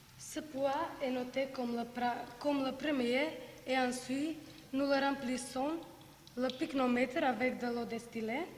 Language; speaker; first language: French; non-native, learner; Macedonian